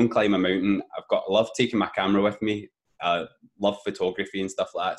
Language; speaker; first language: English; native; English